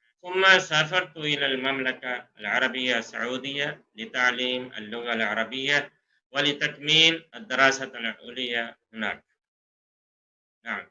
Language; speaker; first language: Arabic; non-native, fluent; Urdu